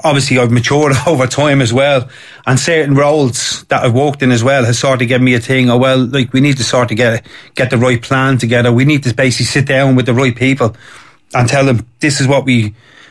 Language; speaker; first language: English; native; English